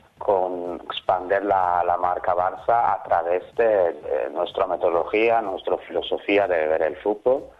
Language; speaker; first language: Spanish; non-native, fluent; Swedish